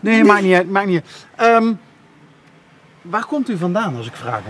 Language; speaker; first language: Dutch; native; Dutch